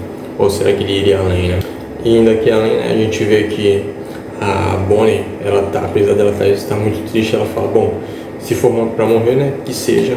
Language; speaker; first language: Portuguese; native; Portuguese